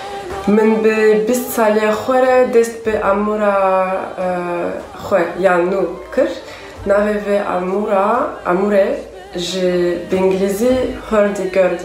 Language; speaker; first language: Kurdish; non-native, fluent; French